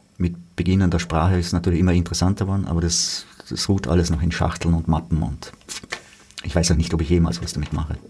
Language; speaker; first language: German; native; German